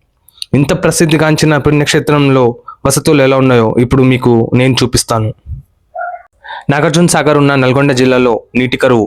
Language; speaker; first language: Telugu; native; Telugu